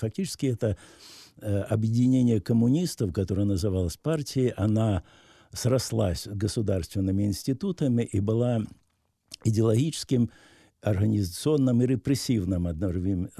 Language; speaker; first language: Russian; native; Russian